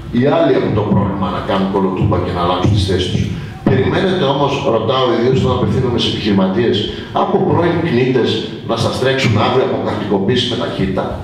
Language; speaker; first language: Greek; native; Greek